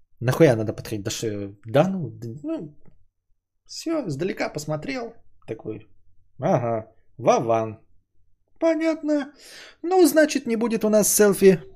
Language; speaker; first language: Russian; native; Russian